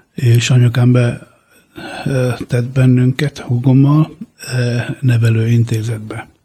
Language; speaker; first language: Hungarian; early bilingual, other home language; Italian